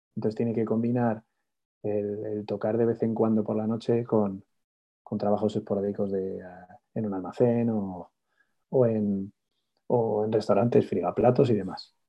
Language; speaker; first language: Spanish; native; Spanish